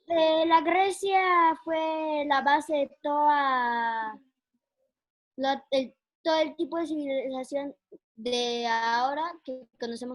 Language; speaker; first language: Spanish; native; Spanish